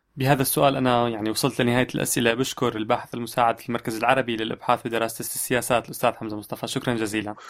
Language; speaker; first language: Arabic; native; Arabic